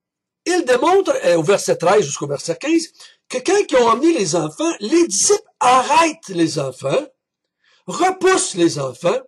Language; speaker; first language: French; native; French